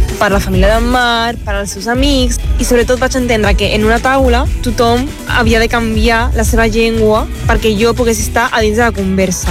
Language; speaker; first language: Catalan; non-native, local second language; Spanish